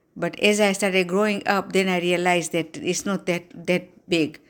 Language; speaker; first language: English; non-native, local second language; Gujarati